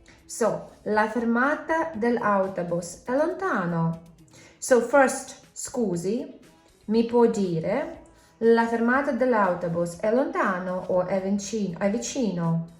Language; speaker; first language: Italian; non-native, fluent; English